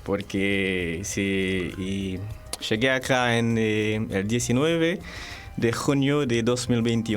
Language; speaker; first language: Spanish; non-native, fluent; Haitian Creole